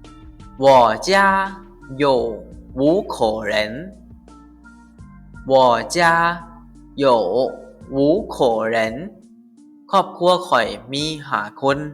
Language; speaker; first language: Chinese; non-native, fluent; Lao